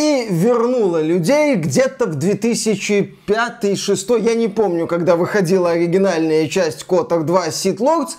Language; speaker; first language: Russian; native; Russian